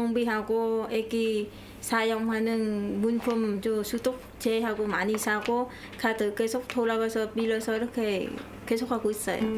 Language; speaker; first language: Korean; non-native, learner; Vietnamese